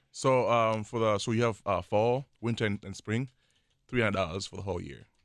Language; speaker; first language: English; non-native, local second language; Swahili